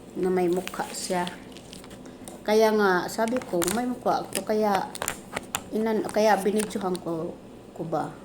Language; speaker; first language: Filipino; non-native, local second language; Bikol